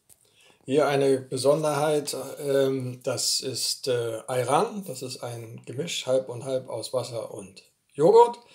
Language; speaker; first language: German; native; German